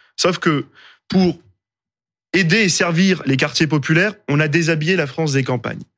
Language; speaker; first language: French; native; French